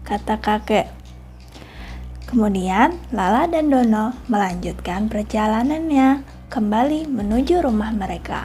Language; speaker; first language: Indonesian; native; Indonesian